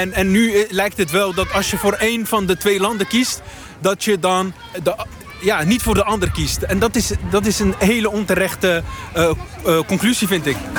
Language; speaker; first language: Dutch; early bilingual, other home language; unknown